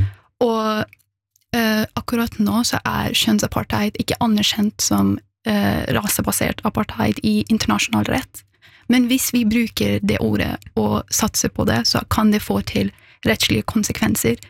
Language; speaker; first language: Norwegian; early bilingual, other home language; Persian